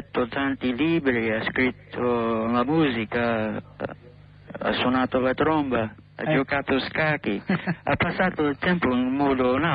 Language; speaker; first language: Italian; non-native, learner; English